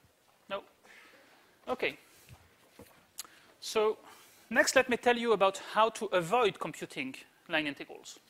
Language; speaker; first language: English; native; English